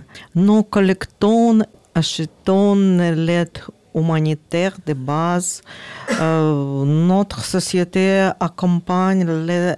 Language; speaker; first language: French; non-native, learner; Ukrainian